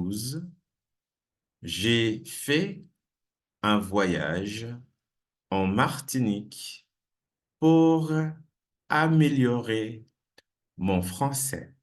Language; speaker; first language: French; non-native, fluent; English